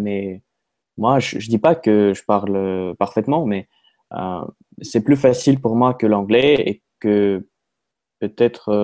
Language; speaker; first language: French; non-native, fluent; Russian